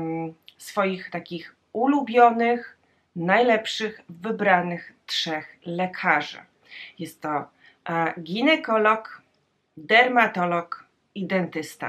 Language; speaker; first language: Polish; native; Polish